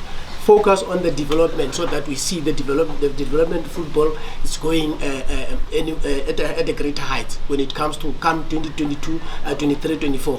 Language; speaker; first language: English; non-native, local second language; Northern Sotho